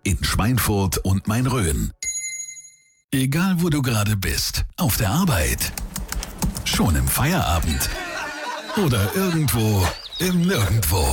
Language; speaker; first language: German; native; German